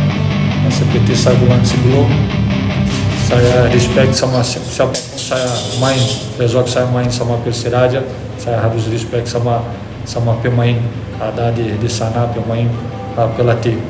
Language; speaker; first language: Indonesian; non-native, fluent; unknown